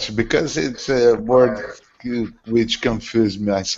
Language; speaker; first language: English; non-native, learner; Portuguese